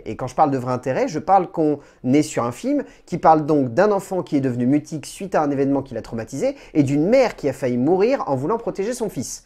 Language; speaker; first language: French; native; French